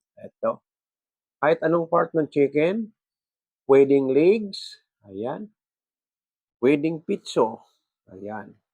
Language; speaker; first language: Filipino; non-native, local second language; Bikol